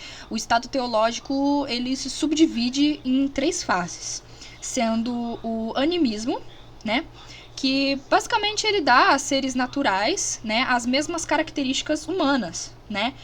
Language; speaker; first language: Portuguese; native; Portuguese